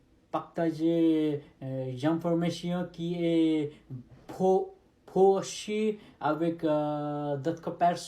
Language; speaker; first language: French; non-native, learner; Nepali